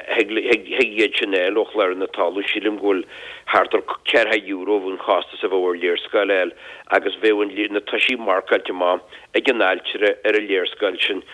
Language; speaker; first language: Irish; native; Irish